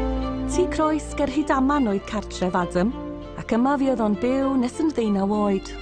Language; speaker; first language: Welsh; native; Welsh